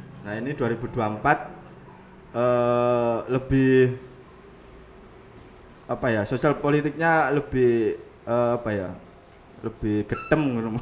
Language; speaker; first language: Indonesian; non-native, local second language; Javanese